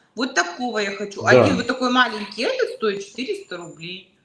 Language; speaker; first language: Russian; native; Russian